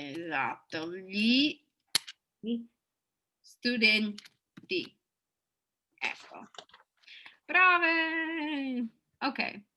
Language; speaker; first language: Italian; non-native, fluent; English